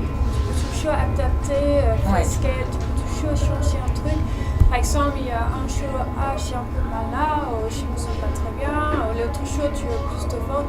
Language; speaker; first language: French; non-native, learner; Danish